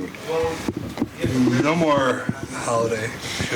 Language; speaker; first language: English; native; English